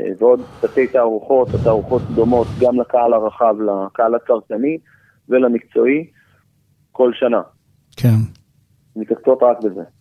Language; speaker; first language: Hebrew; native; Hebrew